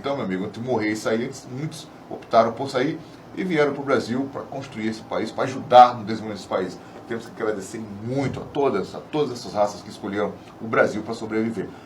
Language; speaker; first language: Portuguese; native; Portuguese